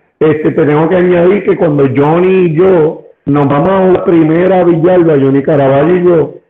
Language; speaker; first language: Spanish; native; Spanish